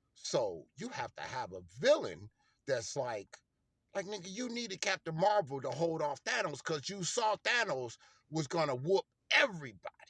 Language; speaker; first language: English; native; English